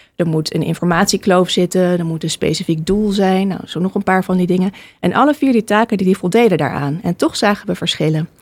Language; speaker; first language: Dutch; native; Dutch